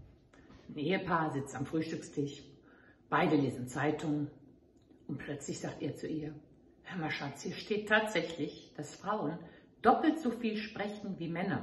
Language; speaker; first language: German; native; German